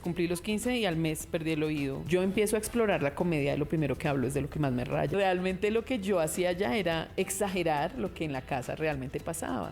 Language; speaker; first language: Spanish; native; Spanish